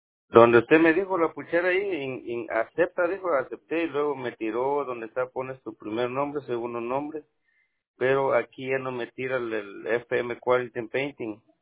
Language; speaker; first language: Spanish; native; Spanish